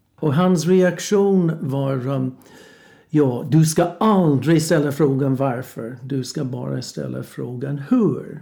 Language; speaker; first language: Swedish; non-native, fluent; English